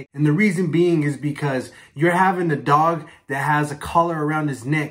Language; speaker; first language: English; native; English